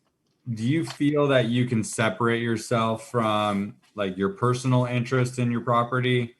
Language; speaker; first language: English; native; English